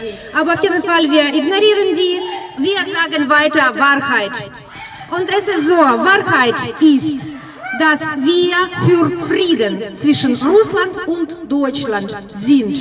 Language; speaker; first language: German; non-native, fluent; Russian